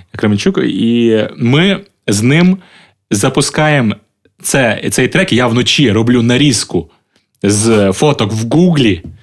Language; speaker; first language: Ukrainian; native; Ukrainian